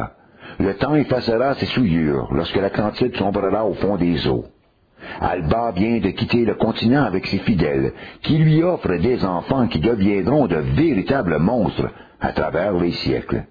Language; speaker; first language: French; native; French